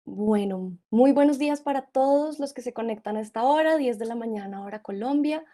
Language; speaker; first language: Spanish; native; Spanish